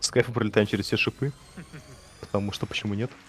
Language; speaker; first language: Russian; native; Russian